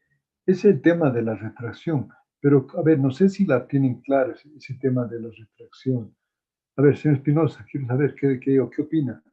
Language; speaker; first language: Spanish; native; Spanish